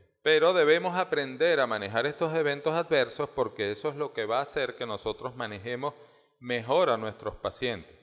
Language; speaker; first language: Spanish; native; Spanish